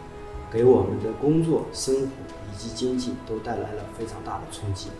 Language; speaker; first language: Chinese; native; Chinese